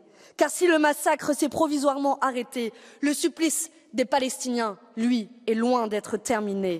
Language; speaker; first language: French; native; French